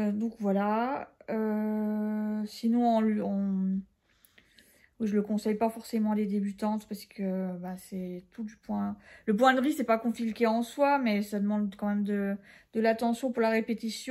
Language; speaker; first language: French; native; French